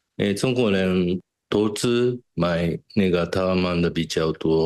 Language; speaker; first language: Chinese; non-native, learner; Japanese